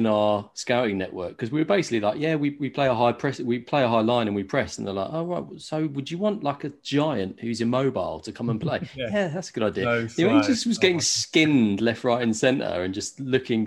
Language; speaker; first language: English; native; English